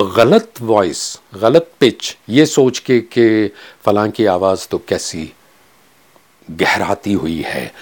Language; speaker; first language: Hindi; non-native, local second language; Kachhi